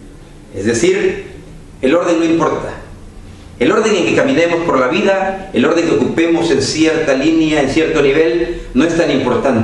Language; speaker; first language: Spanish; native; Spanish